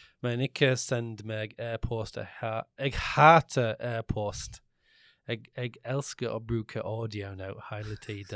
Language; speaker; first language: Norwegian; non-native, learner; English